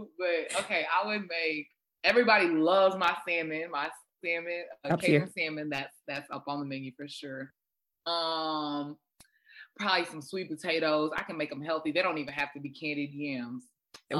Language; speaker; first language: English; non-native, local second language; Shona